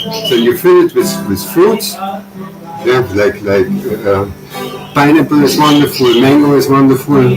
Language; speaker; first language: English; non-native, learner; German